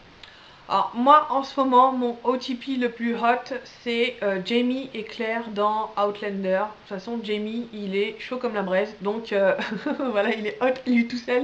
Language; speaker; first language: French; native; French